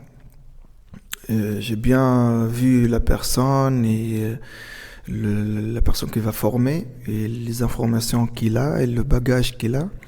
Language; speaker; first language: French; non-native, local second language; Arabic